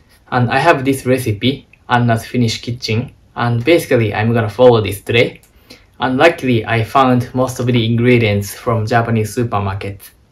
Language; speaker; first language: English; non-native, fluent; Japanese